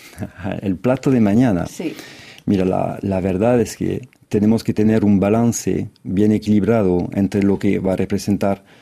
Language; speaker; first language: Spanish; non-native, fluent; French